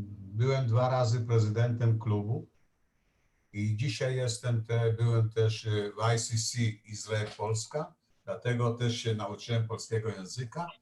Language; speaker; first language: Polish; non-native, learner; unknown